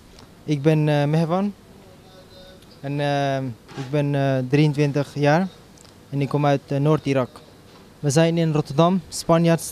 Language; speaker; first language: Dutch; non-native, local second language; Kurdish